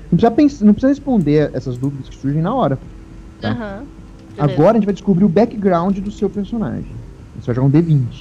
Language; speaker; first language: Portuguese; native; Portuguese